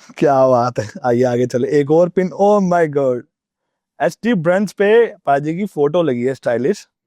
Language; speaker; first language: Hindi; native; Hindi